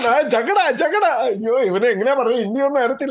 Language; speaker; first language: English; non-native, local second language; Malayalam